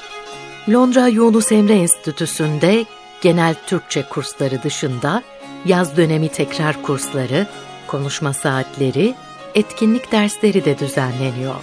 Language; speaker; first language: Turkish; native; Turkish